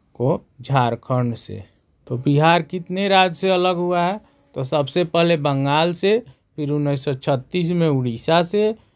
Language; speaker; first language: Hindi; native; Hindi